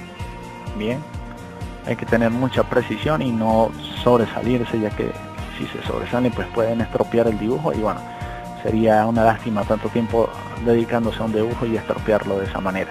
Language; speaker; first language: Spanish; native; Spanish